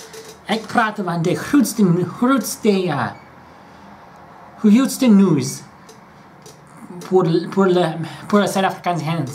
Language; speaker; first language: Dutch; non-native, learner; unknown